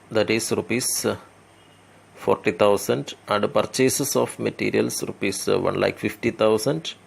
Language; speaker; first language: English; non-native, local second language; Malayalam